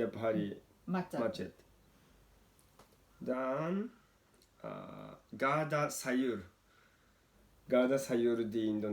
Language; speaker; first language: Indonesian; non-native, learner; Japanese